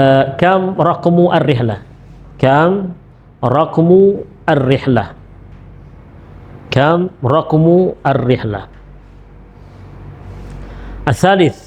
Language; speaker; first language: Arabic; non-native, fluent; Indonesian